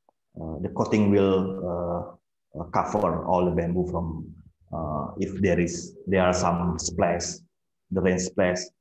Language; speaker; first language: English; non-native, fluent; Indonesian